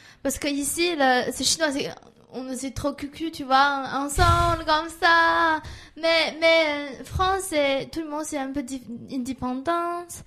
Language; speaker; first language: French; non-native, learner; Chinese